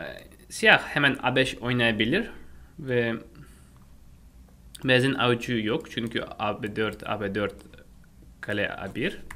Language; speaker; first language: Turkish; non-native, fluent; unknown